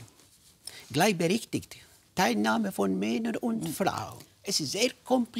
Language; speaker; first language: German; non-native, fluent; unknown